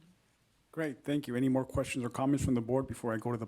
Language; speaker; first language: English; native; English